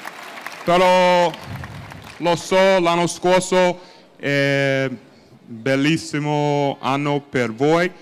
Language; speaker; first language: Italian; non-native, learner; English